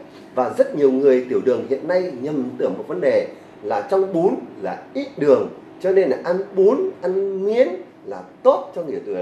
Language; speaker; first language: Vietnamese; native; Vietnamese